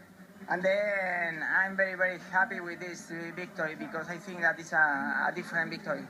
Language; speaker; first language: English; non-native, learner; Spanish